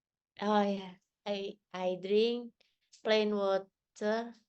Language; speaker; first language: English; non-native, learner; Indonesian